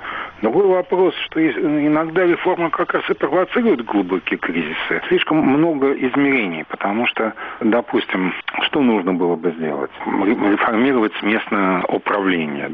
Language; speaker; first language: Russian; native; Russian